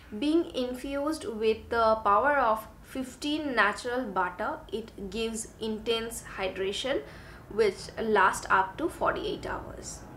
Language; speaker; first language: English; non-native, local second language; Bangla